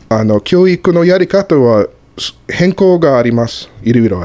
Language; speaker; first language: Japanese; non-native, fluent; English